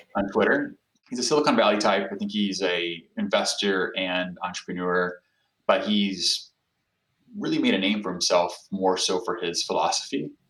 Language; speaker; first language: English; non-native, fluent; Portuguese